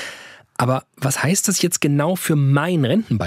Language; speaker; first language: German; native; German